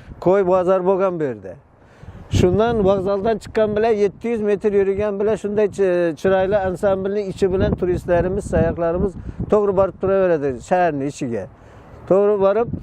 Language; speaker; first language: Uzbek; native; Uzbek